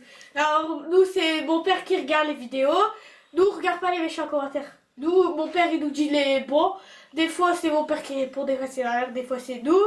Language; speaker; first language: French; native; French